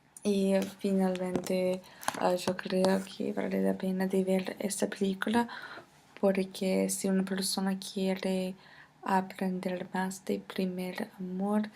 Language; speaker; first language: Spanish; non-native, fluent; English